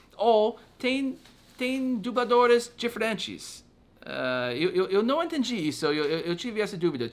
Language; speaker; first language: Portuguese; non-native, fluent; English